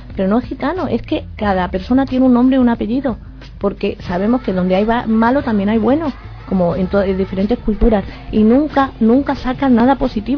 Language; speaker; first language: Spanish; native; Spanish